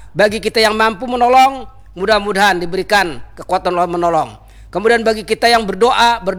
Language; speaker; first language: Malay; non-native, local second language; Banjar